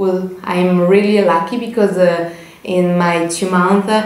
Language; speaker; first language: English; non-native, learner; Italian